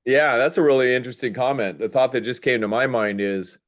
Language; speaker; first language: English; native; English